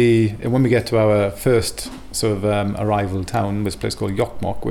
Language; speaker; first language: English; native; English